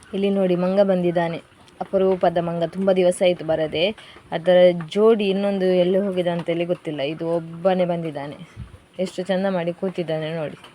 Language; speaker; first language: Kannada; non-native, local second language; Tulu